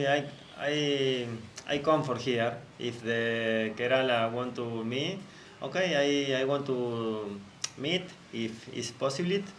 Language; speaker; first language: English; non-native, learner; Spanish